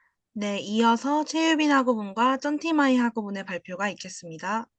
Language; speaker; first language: Korean; native; Korean